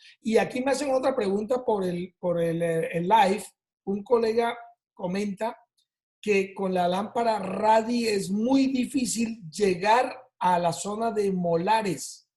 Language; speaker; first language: Spanish; native; Spanish